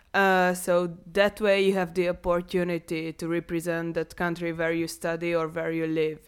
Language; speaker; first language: English; non-native, fluent; Hungarian